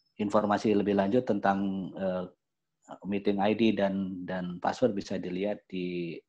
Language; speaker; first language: Indonesian; native; Indonesian